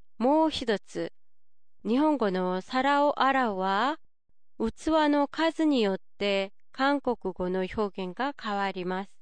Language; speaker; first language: Japanese; non-native, fluent; Korean